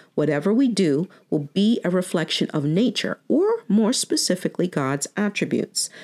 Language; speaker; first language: English; native; English